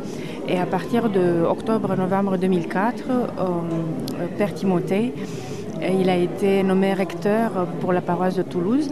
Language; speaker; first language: French; non-native, fluent; Romanian